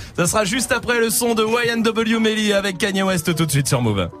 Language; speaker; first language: French; non-native, fluent; English